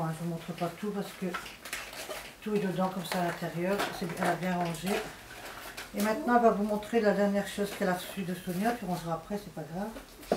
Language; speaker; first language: French; native; French